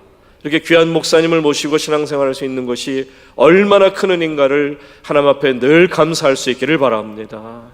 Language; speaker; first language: Korean; native; Korean